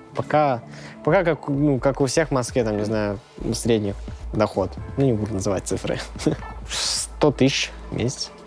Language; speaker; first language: Russian; native; Russian